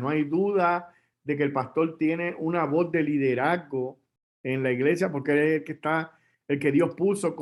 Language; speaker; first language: Spanish; native; Spanish